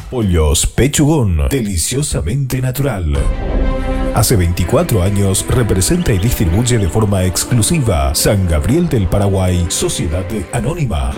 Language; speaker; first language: Spanish; native; Spanish